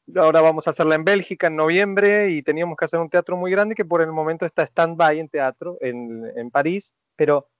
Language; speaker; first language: Spanish; native; Spanish